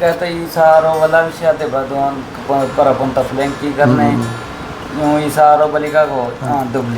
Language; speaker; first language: Filipino; non-native, learner; Punjabi